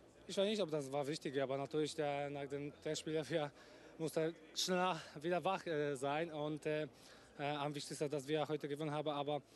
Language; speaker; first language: German; non-native, fluent; Polish